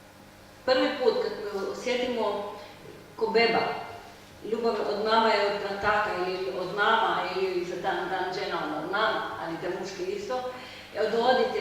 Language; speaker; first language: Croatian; non-native, learner; Hebrew